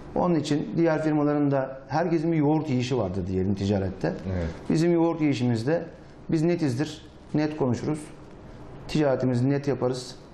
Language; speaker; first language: Turkish; native; Turkish